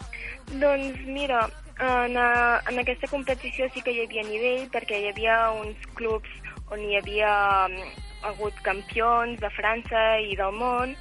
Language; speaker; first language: Catalan; early bilingual, heritage; Catalan